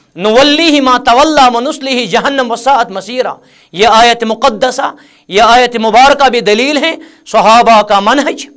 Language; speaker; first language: Urdu; non-native, local second language; Kashmiri